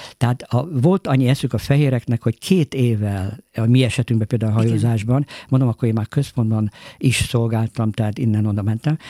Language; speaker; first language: Hungarian; native; Hungarian